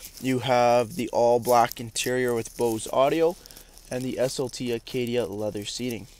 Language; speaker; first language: English; native; English